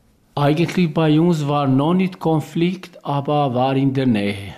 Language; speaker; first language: German; non-native, learner; Albanian